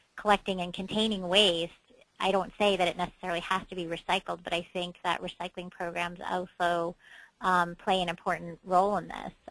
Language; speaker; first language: English; native; English